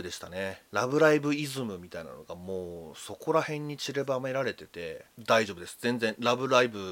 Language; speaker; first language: Japanese; native; Japanese